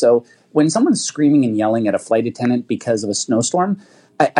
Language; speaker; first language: English; native; English